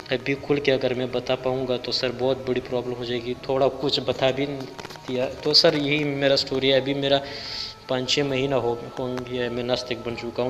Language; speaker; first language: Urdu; non-native, local second language; Pashto